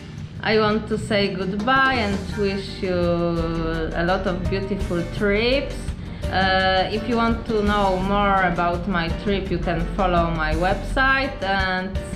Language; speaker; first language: English; non-native, learner; Polish